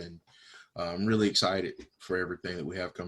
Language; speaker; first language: English; native; English